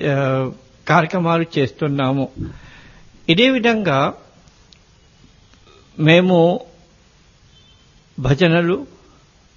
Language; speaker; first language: Telugu; non-native, fluent; Morisyen